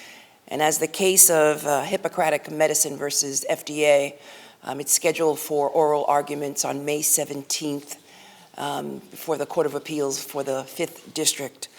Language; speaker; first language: English; native; English